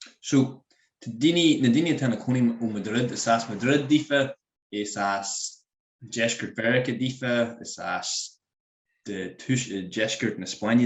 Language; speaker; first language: Irish; non-native, local second language; English